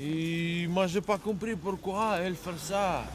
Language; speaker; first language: French; non-native, learner; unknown